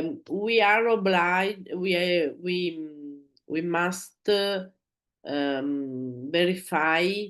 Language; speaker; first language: English; non-native, learner; Italian